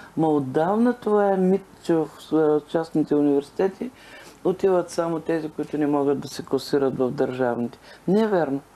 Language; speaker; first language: Bulgarian; native; Bulgarian